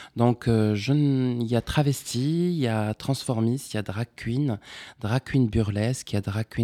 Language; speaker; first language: French; non-native, local second language; Arabic